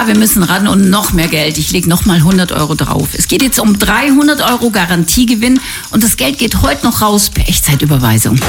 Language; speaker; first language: German; native; German